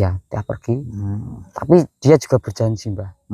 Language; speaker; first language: Indonesian; native; Indonesian